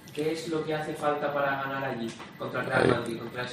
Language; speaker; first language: Spanish; native; Spanish